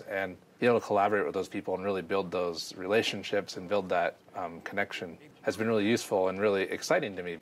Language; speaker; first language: English; native; English